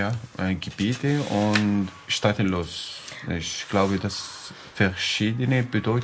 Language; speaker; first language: German; non-native, learner; Arabic